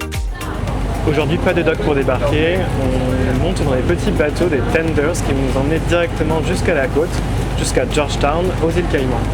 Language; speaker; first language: French; native; French